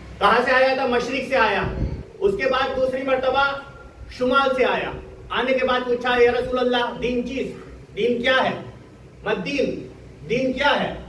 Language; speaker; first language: Urdu; native; Urdu